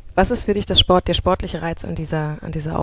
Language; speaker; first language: German; native; German